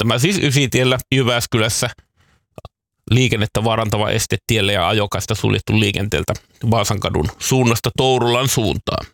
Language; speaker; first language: Finnish; native; Finnish